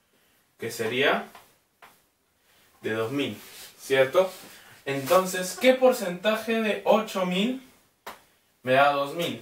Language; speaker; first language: Spanish; native; Spanish